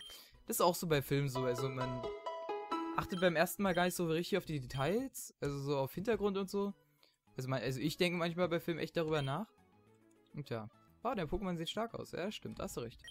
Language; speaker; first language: German; native; German